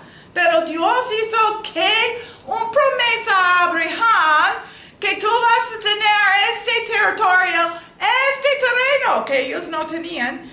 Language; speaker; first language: Spanish; non-native, learner; English